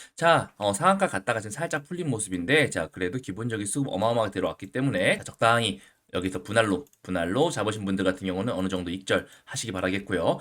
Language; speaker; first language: Korean; native; Korean